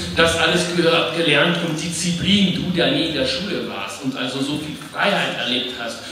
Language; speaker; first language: German; non-native, fluent; French